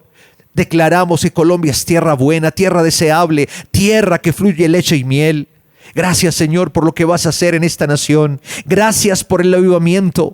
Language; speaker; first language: Spanish; native; Spanish